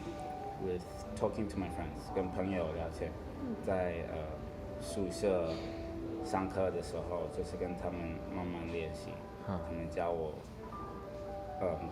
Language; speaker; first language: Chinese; non-native, learner; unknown